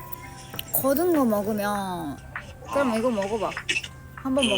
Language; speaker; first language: Korean; non-native, learner; Japanese